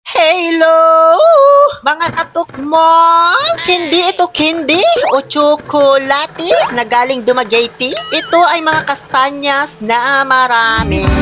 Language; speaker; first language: Filipino; non-native, local second language; Pangasinan